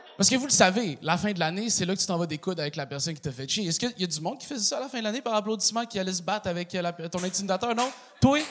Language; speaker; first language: French; early bilingual, other home language; Arabic